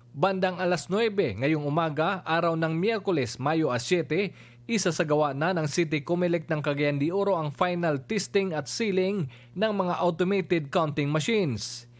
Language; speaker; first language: Filipino; non-native, local second language; Cebuano